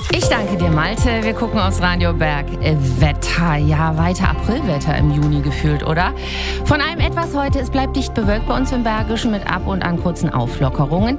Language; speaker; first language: German; native; German